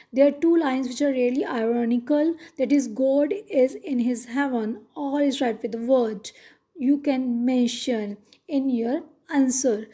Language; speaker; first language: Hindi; non-native, local second language; Punjabi